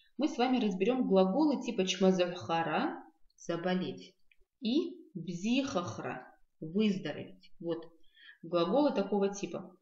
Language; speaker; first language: Russian; non-native, local second language; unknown